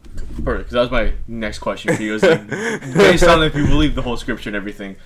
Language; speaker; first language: English; native; English